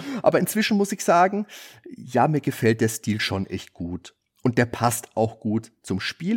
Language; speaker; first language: German; native; German